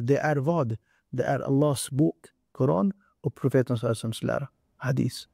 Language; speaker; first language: Swedish; non-native, fluent; Urdu